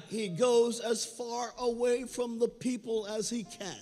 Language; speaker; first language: English; native; English